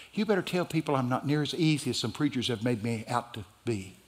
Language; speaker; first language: English; native; English